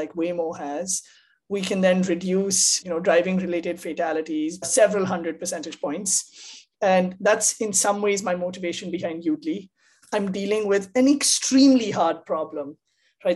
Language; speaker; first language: English; non-native, local second language; Hindi